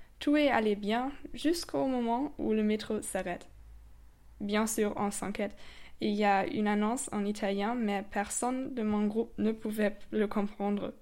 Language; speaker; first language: French; non-native, fluent; German